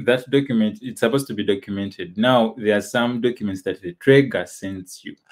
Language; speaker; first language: English; non-native, local second language; Ganda